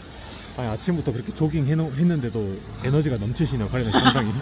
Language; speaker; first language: Korean; native; Korean